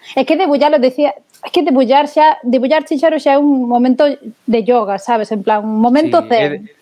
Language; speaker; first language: Galician; native; Galician